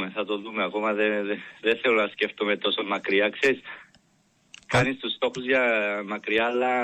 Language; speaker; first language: Greek; non-native, fluent; Serbian